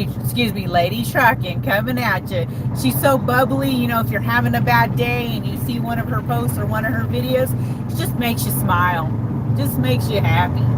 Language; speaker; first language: English; native; English